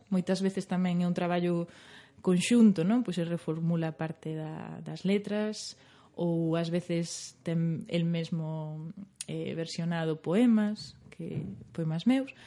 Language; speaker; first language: Galician; native; Galician